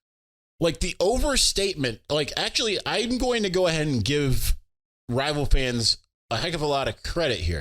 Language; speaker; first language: English; native; English